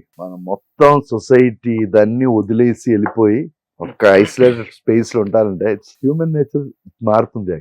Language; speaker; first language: Telugu; non-native, learner; Malayalam